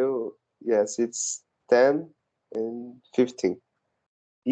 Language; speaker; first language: English; non-native, learner; Portuguese